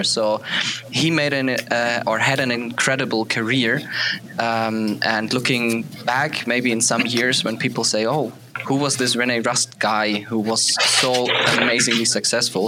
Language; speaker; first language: English; non-native, fluent; German